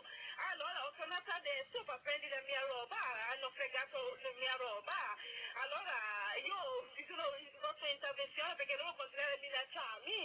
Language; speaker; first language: Italian; non-native, learner; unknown